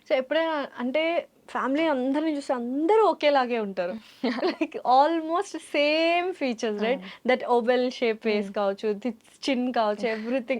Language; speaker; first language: Telugu; native; Telugu